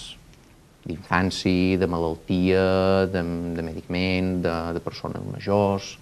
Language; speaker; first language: Catalan; native; Catalan